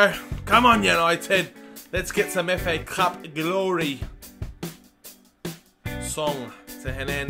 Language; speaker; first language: English; native; English